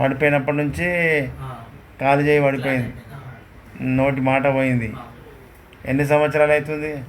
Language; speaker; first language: Telugu; native; Telugu